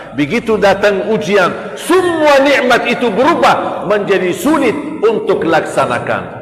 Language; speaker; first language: Malay; non-native, fluent; Arabic